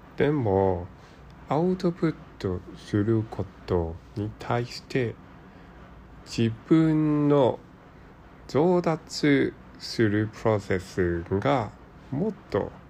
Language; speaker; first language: Japanese; non-native, learner; Cantonese